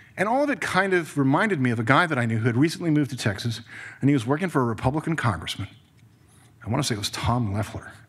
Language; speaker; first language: English; native; English